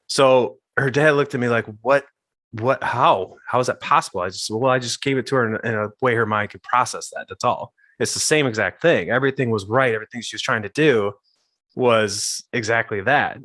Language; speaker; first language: English; native; English